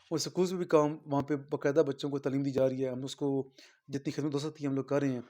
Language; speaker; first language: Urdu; non-native, local second language; Punjabi